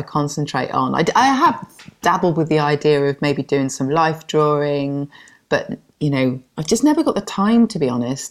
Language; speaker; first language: English; native; English